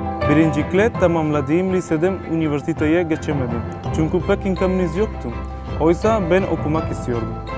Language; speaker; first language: Turkish; non-native, fluent; Spanish